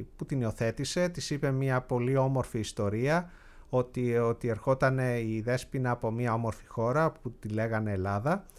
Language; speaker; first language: Greek; native; Greek